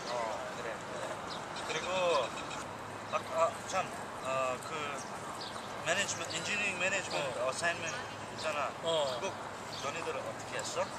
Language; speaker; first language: Korean; non-native, learner; Persian